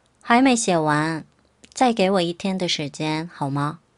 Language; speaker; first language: Chinese; non-native, fluent; Korean